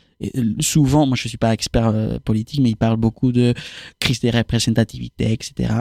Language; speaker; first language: French; non-native, fluent; Spanish